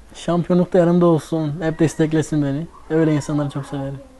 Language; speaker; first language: Turkish; early bilingual, other home language; Russian